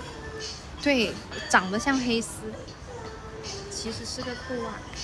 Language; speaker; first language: Chinese; non-native, local second language; Cantonese